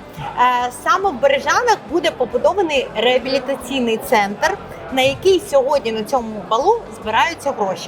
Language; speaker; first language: Ukrainian; native; Ukrainian